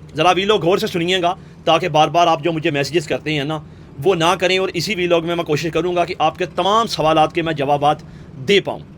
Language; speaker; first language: Urdu; native; Urdu